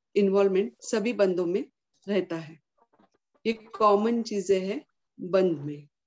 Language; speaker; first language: Hindi; non-native, local second language; Marathi